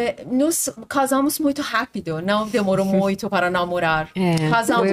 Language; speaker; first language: Portuguese; non-native, learner; Persian